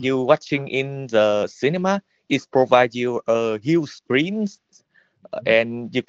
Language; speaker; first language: English; non-native, learner; Vietnamese